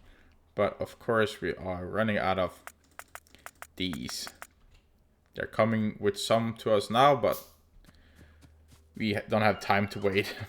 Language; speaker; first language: English; non-native, fluent; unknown